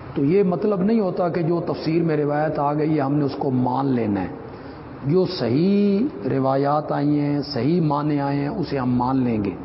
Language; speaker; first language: Urdu; non-native, local second language; Punjabi